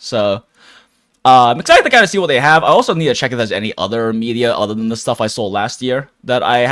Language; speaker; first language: English; native; English